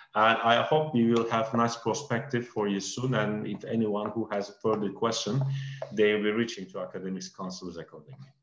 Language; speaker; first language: English; non-native, fluent; Turkish